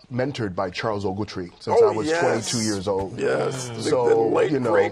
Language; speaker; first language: English; native; English